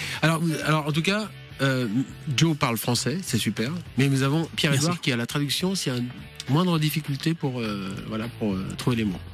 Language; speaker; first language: French; native; French